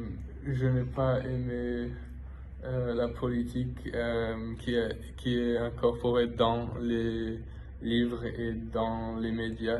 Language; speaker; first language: French; non-native, fluent; English